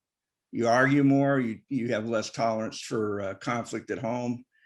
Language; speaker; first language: English; native; English